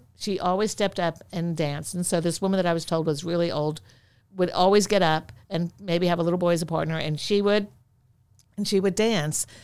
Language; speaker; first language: English; native; English